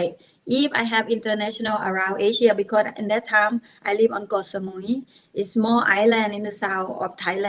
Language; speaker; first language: English; non-native, learner; Thai